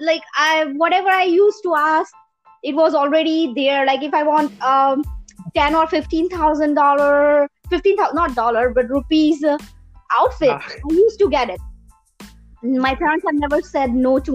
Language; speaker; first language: English; non-native, local second language; Gujarati